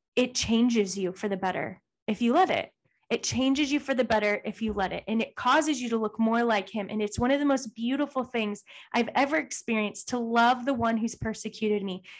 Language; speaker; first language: English; native; English